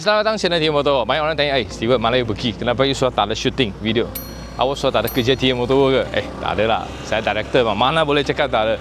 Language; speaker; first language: Malay; non-native, local second language; Chinese